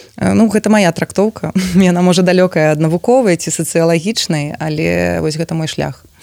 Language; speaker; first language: Belarusian; non-native, local second language; Russian